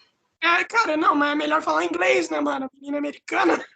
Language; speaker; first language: Portuguese; native; Portuguese